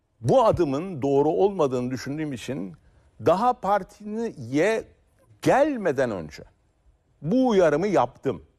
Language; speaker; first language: Turkish; native; Turkish